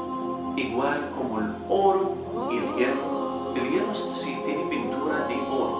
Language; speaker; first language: Spanish; non-native, fluent; Arabic